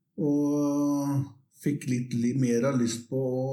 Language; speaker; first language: Norwegian; non-native, fluent; Swedish